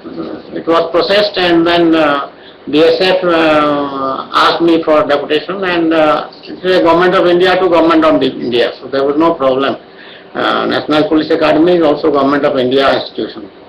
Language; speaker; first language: English; non-native, local second language; Odia